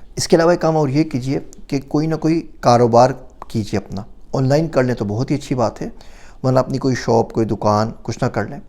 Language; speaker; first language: Urdu; native; Urdu